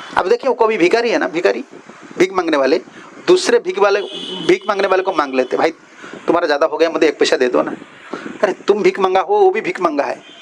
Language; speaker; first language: Hindi; non-native, local second language; Odia